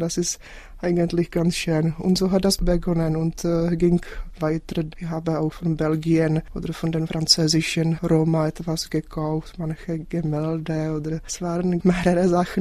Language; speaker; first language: German; non-native, fluent; Czech